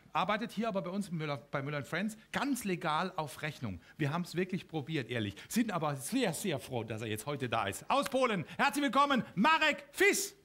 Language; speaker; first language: German; native; German